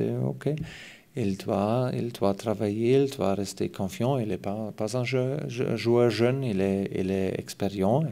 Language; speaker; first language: French; non-native, fluent; German